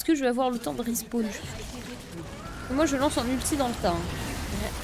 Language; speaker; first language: French; native; French